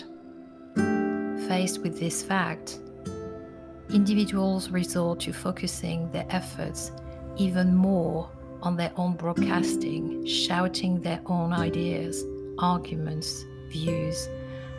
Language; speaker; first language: English; non-native, fluent; French